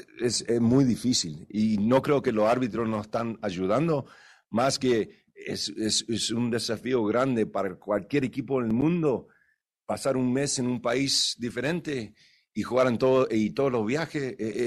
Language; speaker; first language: Spanish; early bilingual, heritage; Spanish